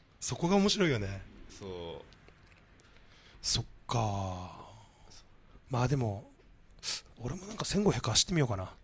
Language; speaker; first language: Japanese; native; Japanese